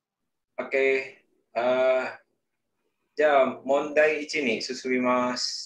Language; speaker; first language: Japanese; non-native, learner; Indonesian